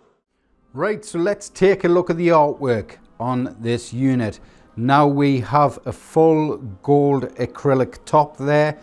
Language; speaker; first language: English; native; English